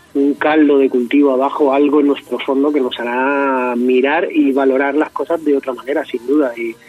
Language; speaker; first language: Spanish; native; Spanish